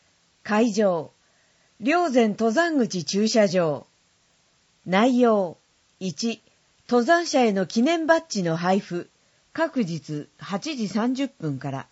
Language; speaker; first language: Japanese; native; Japanese